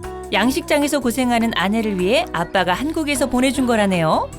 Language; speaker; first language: Korean; native; Korean